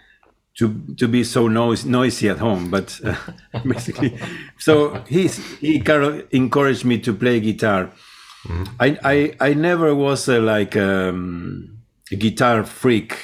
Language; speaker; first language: English; non-native, fluent; Spanish